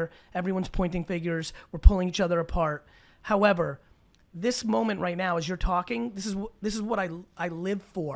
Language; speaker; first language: English; early bilingual, other home language; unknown